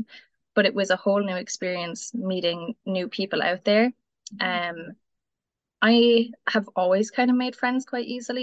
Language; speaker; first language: English; native; English